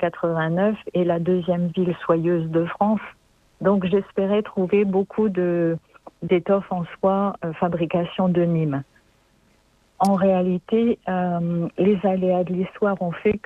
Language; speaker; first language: French; native; French